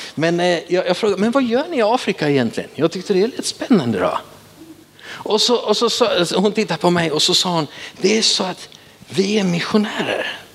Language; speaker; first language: Swedish; native; Swedish